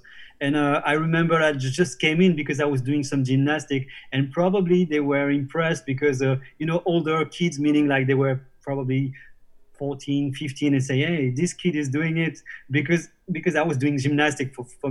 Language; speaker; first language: English; non-native, fluent; French